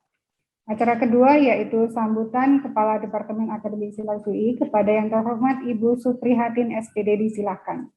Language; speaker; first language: Indonesian; native; Indonesian